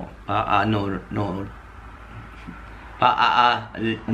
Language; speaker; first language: Filipino; non-native, learner; English